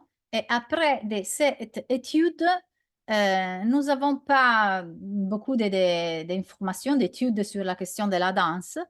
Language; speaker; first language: French; non-native, learner; Italian